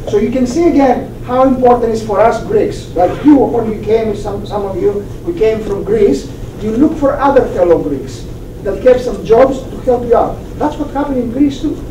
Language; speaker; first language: English; non-native, fluent; Greek